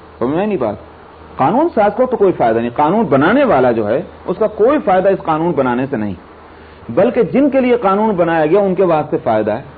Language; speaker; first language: Urdu; native; Urdu